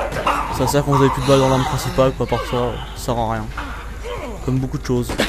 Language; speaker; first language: French; native; French